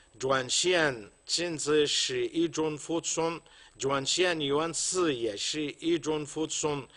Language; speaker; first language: Chinese; non-native, fluent; Arabic